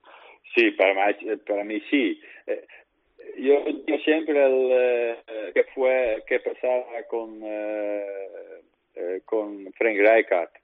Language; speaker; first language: Spanish; non-native, learner; Dutch